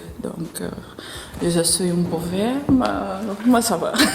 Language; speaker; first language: French; non-native, learner; Portuguese